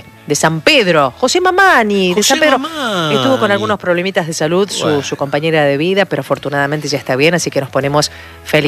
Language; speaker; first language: Spanish; native; Spanish